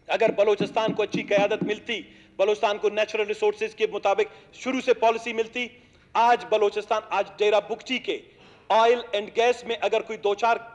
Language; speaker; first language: Urdu; non-native, local second language; Baluchi